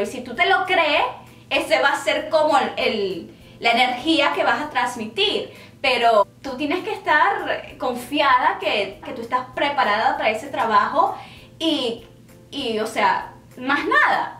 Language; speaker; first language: Spanish; early bilingual, heritage; Spanish